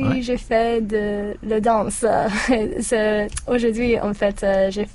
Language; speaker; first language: French; non-native, learner; English